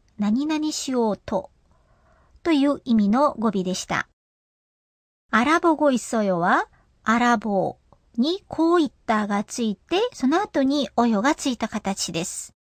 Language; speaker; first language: Japanese; non-native, fluent; Korean